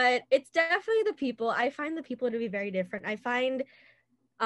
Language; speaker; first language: English; native; English